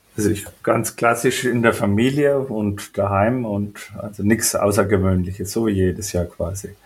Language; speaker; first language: German; native; German